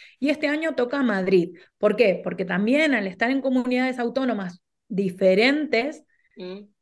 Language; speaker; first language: Spanish; native; Spanish